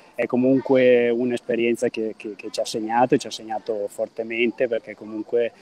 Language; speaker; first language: Italian; native; Italian